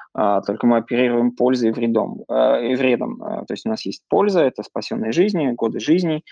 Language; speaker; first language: Russian; native; Russian